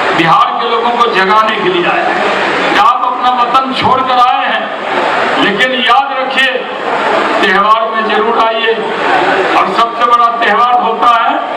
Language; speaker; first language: Hindi; native; Hindi